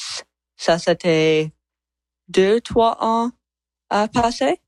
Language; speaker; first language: French; non-native, learner; English